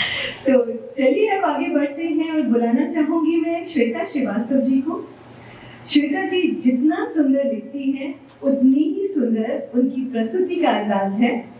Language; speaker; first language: Hindi; native; Hindi